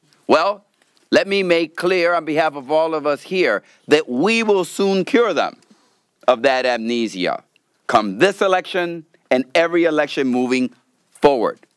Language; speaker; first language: English; early bilingual, other home language; Spanish